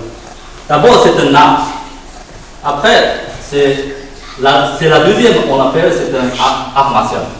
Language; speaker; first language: French; non-native, fluent; Chinese